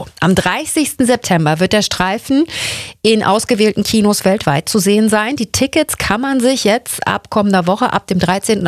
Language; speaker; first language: German; native; German